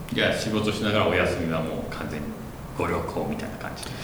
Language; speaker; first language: Japanese; native; Japanese